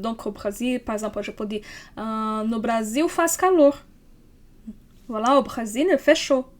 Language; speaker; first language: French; non-native, fluent; Portuguese